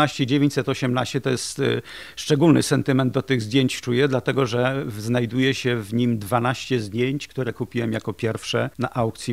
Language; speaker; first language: Polish; native; Polish